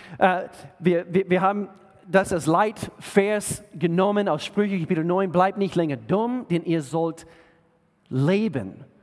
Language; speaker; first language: German; non-native, fluent; English